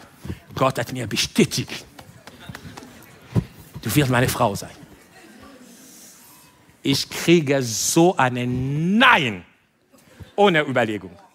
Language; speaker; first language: German; non-native, fluent; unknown